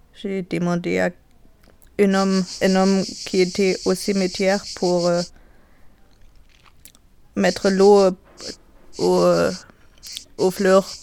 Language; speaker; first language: French; non-native, learner; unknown